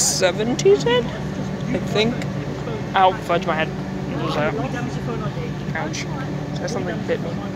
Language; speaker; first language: English; native; English